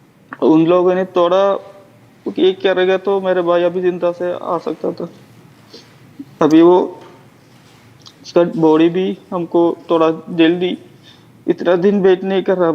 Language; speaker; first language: Hindi; non-native, local second language; Malayalam